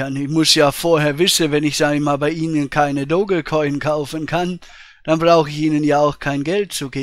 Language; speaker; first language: German; native; German